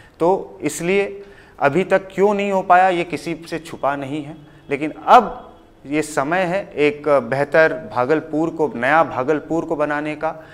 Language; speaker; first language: Hindi; native; Hindi